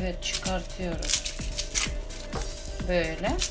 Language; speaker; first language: Turkish; non-native, learner; Russian